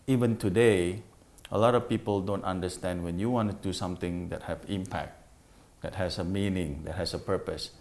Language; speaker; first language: English; non-native, fluent; Indonesian